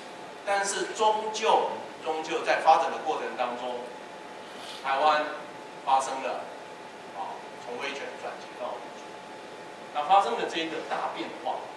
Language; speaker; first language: Chinese; native; Chinese